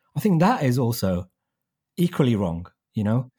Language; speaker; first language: English; native; English